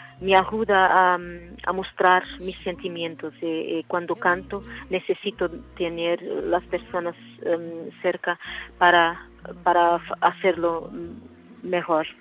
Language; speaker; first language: Spanish; non-native, learner; Portuguese